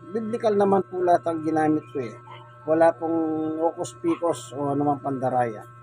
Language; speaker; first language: Filipino; non-native, local second language; Pampanga